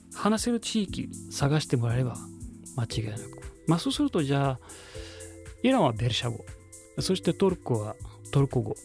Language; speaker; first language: Japanese; non-native, fluent; Arabic